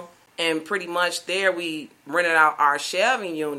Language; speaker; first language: English; native; English